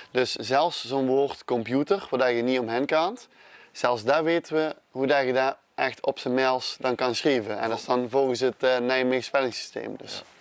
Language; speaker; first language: Dutch; native; Dutch